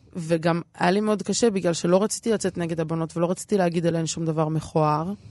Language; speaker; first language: Hebrew; early bilingual, other home language; Russian